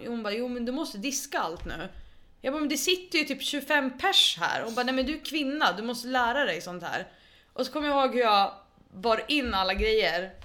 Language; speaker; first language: Swedish; early bilingual, other home language; Arabic